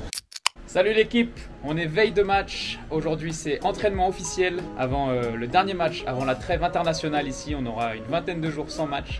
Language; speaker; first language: French; native; French